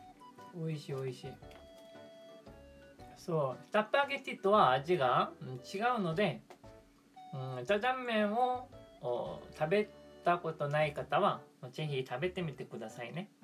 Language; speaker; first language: Japanese; non-native, fluent; Korean